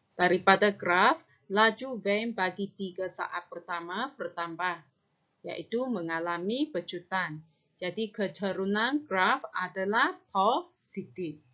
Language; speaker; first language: Malay; non-native, local second language; Chinese